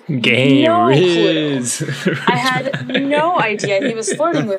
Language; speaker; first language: English; native; English